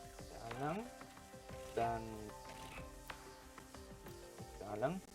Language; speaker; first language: German; native; German